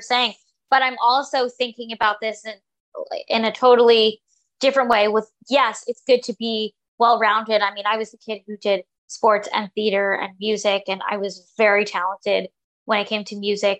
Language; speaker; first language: English; native; English